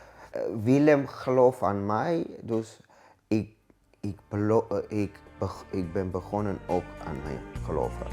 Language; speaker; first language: Dutch; non-native, learner; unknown